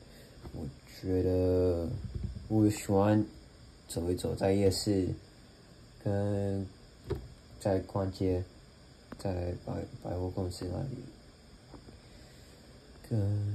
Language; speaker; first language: Chinese; early bilingual, heritage; English